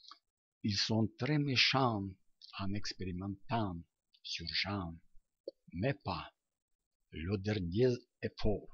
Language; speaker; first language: French; non-native, learner; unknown